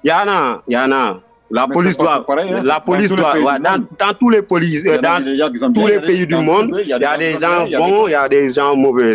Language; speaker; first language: French; non-native, local second language; Wolof